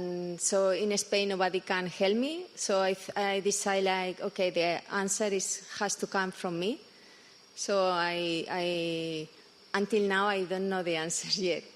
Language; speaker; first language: English; non-native, fluent; Spanish